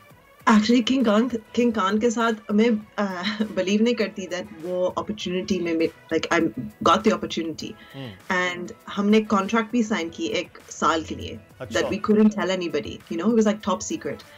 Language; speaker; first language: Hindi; early bilingual, heritage; Urdu